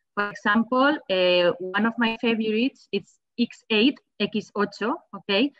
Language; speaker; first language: English; non-native, fluent; Spanish